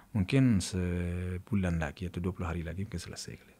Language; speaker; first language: Indonesian; native; Indonesian